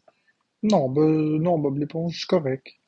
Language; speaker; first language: French; native; French